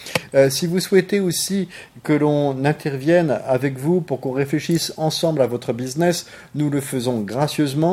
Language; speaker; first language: French; native; French